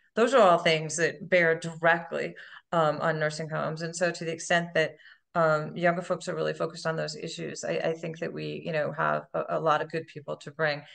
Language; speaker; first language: English; native; English